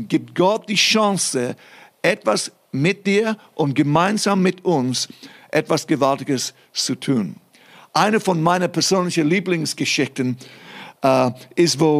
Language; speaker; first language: German; non-native, fluent; English